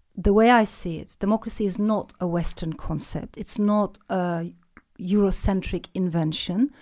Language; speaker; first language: English; non-native, fluent; Turkish